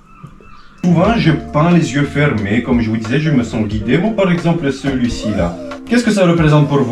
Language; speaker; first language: French; non-native, fluent; Romanian